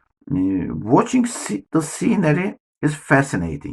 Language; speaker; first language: English; non-native, fluent; Turkish